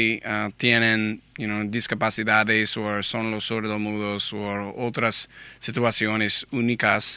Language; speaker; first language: Spanish; non-native, learner; English